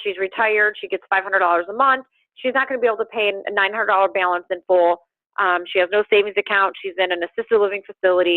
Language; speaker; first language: English; native; English